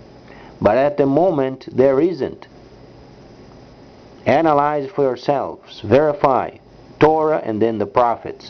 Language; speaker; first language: English; non-native, fluent; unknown